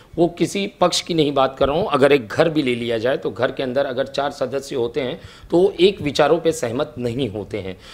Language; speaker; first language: Hindi; non-native, local second language; Marathi